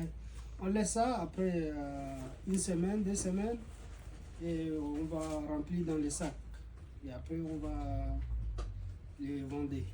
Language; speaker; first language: French; non-native, learner; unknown